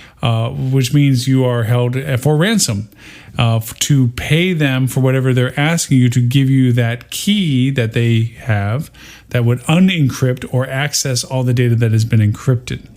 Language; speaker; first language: English; native; English